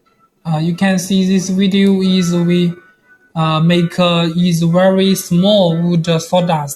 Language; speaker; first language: English; non-native, learner; Chinese